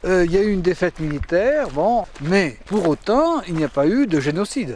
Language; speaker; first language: French; native; French